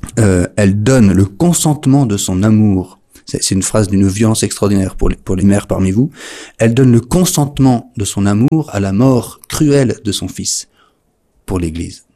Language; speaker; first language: French; native; French